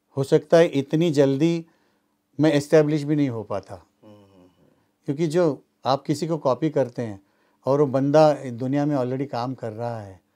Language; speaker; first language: Hindi; non-native, local second language; Marathi